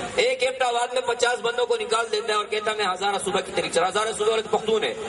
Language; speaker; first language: Urdu; non-native, local second language; Pashto